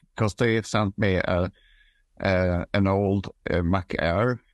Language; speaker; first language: English; non-native, fluent; Swedish